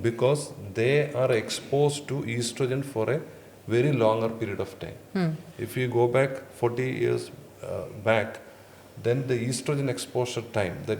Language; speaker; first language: English; non-native, local second language; Malayalam